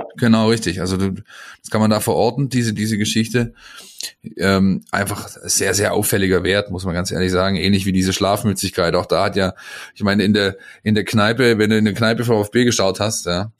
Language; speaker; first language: German; native; German